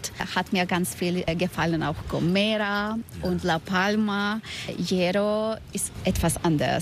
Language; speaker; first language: German; non-native, learner; Croatian